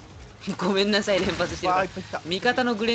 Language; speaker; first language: Japanese; native; Japanese